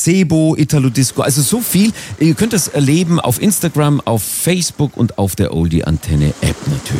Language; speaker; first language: German; native; German